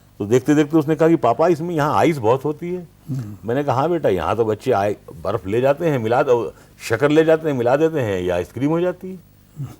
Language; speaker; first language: Urdu; native; Urdu